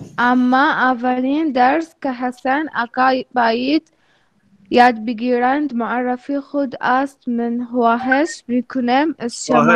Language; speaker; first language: Persian; non-native, learner; Arabic